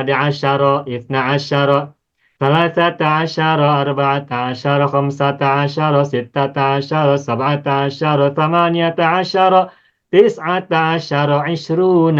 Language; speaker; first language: Arabic; non-native, fluent; Indonesian